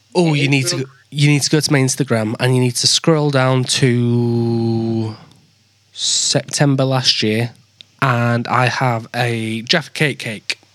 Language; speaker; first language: English; native; English